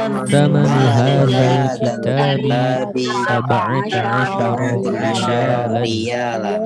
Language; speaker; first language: Arabic; non-native, learner; Indonesian